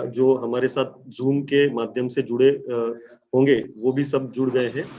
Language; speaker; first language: Hindi; non-native, local second language; Marathi